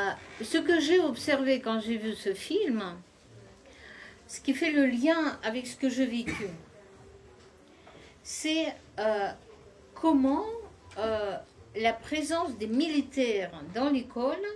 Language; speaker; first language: French; non-native, fluent; Russian